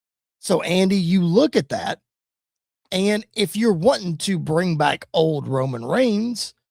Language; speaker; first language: English; native; English